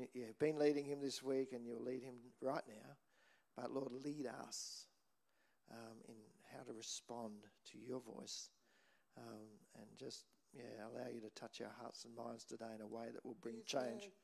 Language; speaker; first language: English; native; English